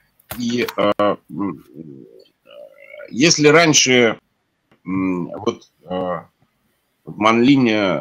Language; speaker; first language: Russian; native; Russian